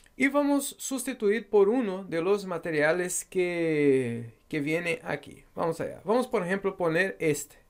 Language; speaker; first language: Spanish; non-native, fluent; Portuguese